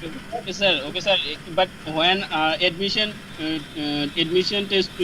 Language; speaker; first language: English; non-native, learner; Bangla